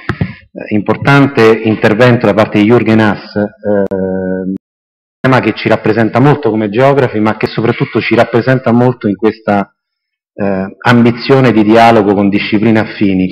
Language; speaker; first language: Italian; native; Italian